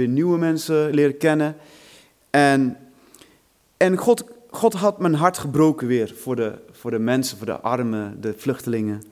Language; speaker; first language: Dutch; non-native, fluent; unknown